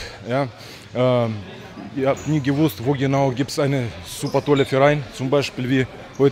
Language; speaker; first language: German; non-native, learner; Russian